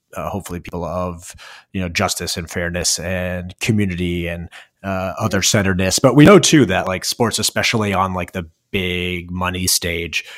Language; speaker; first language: English; native; English